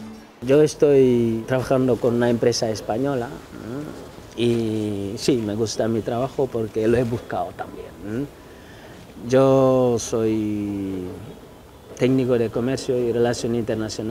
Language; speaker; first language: Spanish; non-native, fluent; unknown